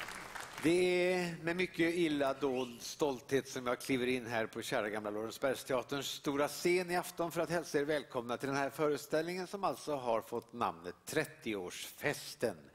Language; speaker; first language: Swedish; native; Swedish